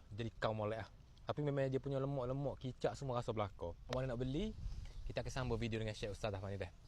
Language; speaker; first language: Malay; native; Malay